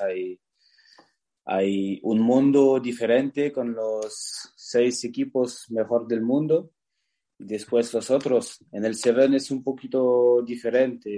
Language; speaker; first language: Spanish; non-native, learner; French